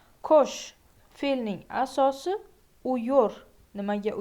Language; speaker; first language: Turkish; non-native, fluent; Uzbek